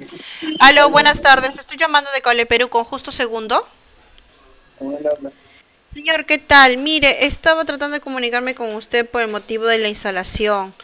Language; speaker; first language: Spanish; native; Spanish